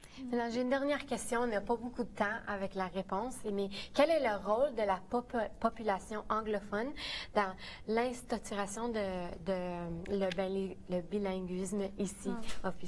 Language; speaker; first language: French; native; French